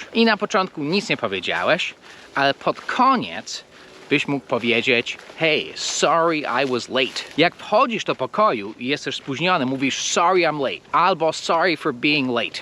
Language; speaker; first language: Polish; early bilingual, heritage; Polish